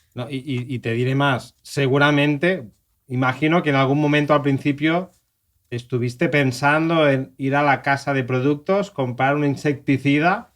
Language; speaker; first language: Spanish; native; Spanish